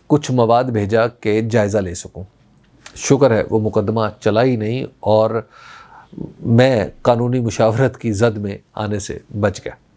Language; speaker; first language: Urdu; non-native, local second language; Punjabi